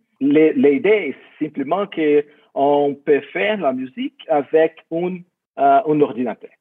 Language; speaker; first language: French; non-native, fluent; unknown